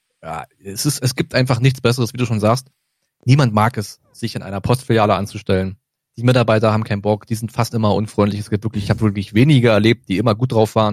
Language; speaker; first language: German; native; German